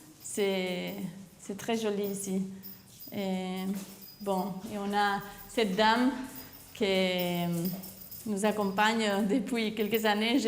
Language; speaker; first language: French; non-native, fluent; Spanish